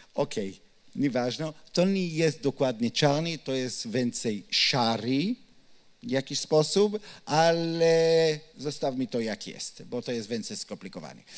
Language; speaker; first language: Polish; non-native, learner; Hebrew